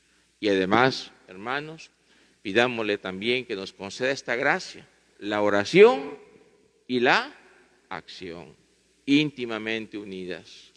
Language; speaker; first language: Spanish; native; Spanish